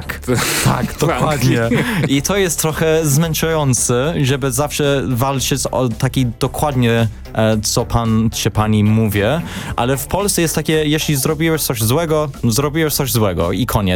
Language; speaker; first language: Polish; non-native, learner; English